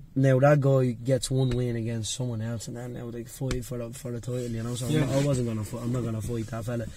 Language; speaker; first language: English; native; English